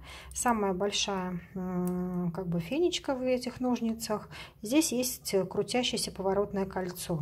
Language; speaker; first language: Russian; native; Russian